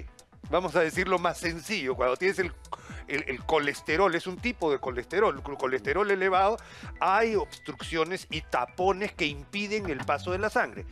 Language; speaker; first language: Spanish; native; Spanish